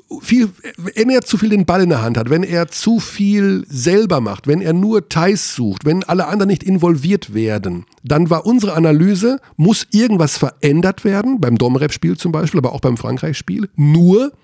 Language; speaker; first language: German; native; German